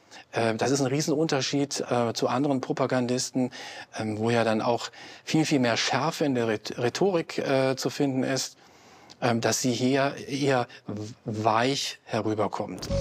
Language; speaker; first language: German; native; German